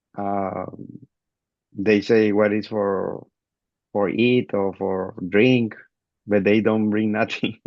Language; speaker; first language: English; non-native, learner; Spanish